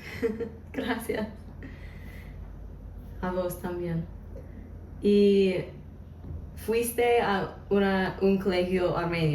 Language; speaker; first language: Spanish; non-native, learner; English